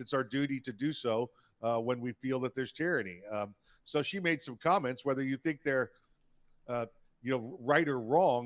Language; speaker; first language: English; native; English